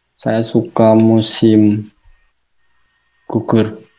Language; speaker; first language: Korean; non-native, learner; Indonesian